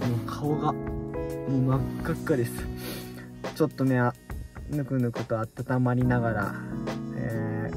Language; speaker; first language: Japanese; native; Japanese